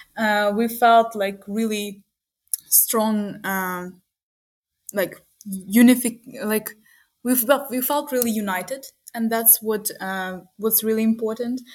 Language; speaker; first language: English; non-native, fluent; Ukrainian